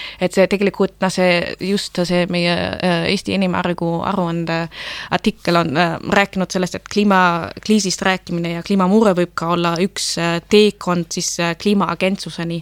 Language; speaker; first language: Estonian; non-native, fluent; German